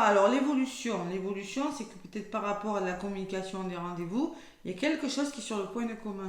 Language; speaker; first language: French; native; French